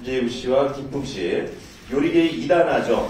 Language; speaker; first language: Korean; native; Korean